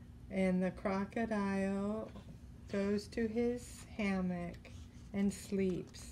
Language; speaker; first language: English; native; English